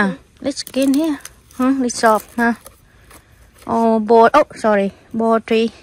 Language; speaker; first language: English; non-native, learner; Vietnamese